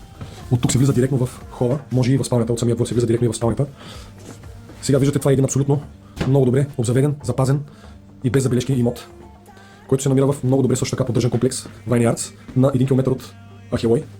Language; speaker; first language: Bulgarian; native; Bulgarian